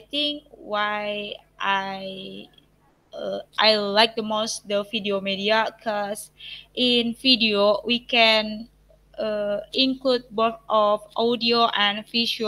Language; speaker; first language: English; non-native, learner; Indonesian